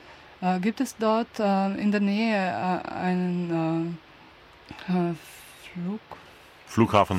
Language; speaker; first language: German; non-native, learner; Slovenian